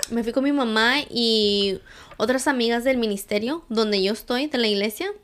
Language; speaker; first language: Spanish; early bilingual, heritage; Spanish